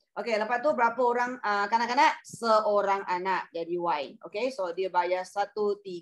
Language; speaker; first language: Malay; non-native, local second language; Chinese